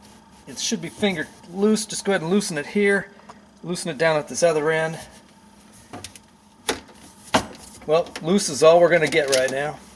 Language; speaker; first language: English; native; English